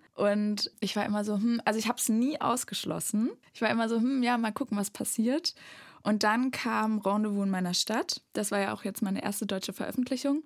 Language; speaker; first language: German; native; German